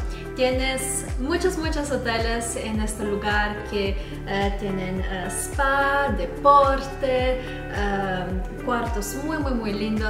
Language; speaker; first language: Spanish; non-native, fluent; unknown